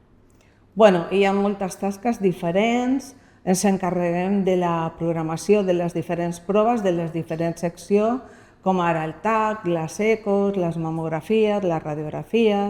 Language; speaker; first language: Catalan; non-native, local second language; Spanish